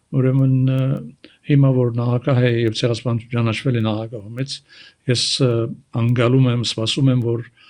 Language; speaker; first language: Armenian; early bilingual, heritage; Armenian